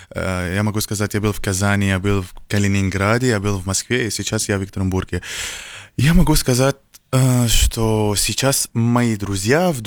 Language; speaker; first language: Russian; non-native, learner; Arabic